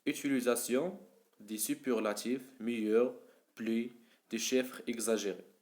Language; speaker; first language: French; non-native, local second language; Arabic